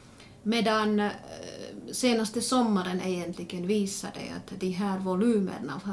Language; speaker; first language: Swedish; non-native, local second language; Finnish